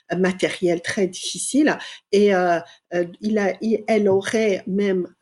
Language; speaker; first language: French; non-native, fluent; Persian